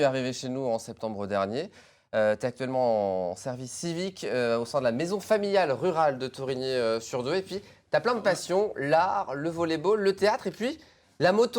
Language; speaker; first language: French; native; French